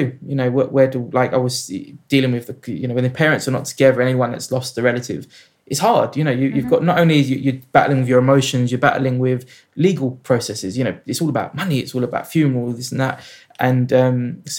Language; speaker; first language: English; native; English